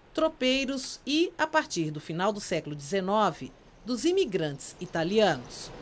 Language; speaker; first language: Portuguese; native; Portuguese